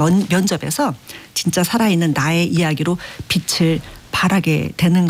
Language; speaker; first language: Korean; native; Korean